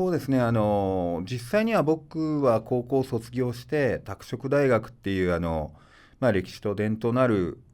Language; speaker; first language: Japanese; native; Japanese